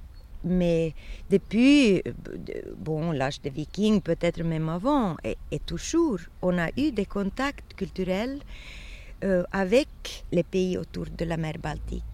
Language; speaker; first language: French; non-native, fluent; Swedish